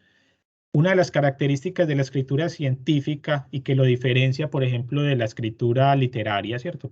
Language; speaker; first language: Spanish; native; Spanish